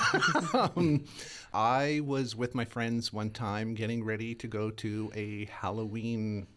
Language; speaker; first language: English; native; English